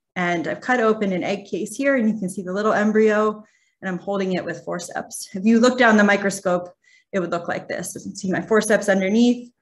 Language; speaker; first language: English; native; English